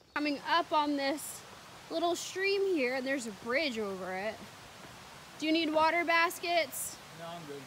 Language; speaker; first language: English; native; English